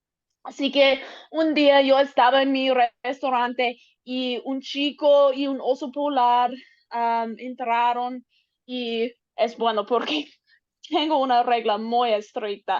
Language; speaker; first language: Spanish; non-native, learner; English